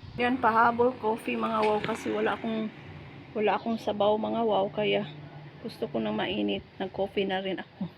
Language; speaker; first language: Filipino; non-native, local second language; Cebuano